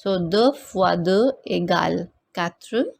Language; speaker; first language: French; non-native, fluent; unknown